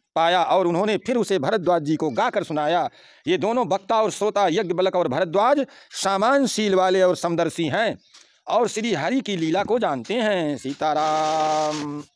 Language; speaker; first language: Hindi; native; Hindi